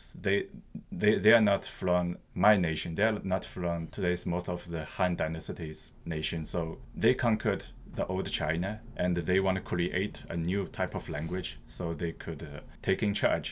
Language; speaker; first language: English; non-native, fluent; Chinese